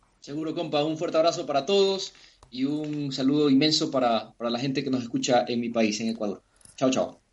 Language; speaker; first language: Spanish; native; Spanish